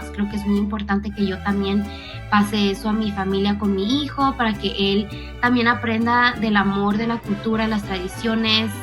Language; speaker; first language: Spanish; early bilingual, other home language; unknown